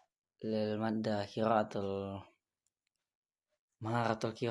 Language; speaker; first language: Arabic; non-native, learner; Indonesian